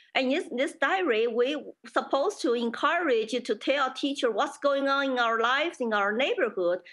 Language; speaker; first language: English; non-native, fluent; Chinese